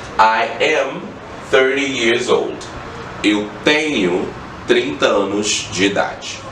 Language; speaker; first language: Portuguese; non-native, fluent; English